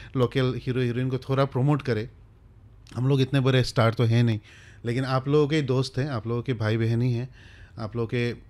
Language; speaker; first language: Hindi; non-native, local second language; Bangla